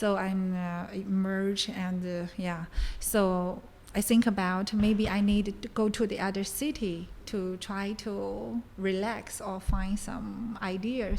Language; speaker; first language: English; non-native, learner; Chinese